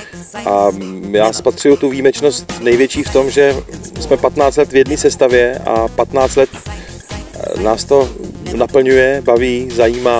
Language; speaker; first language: Czech; native; Czech